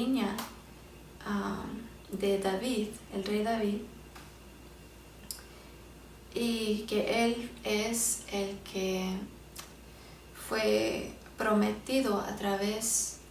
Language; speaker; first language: Spanish; early bilingual, heritage; Spanish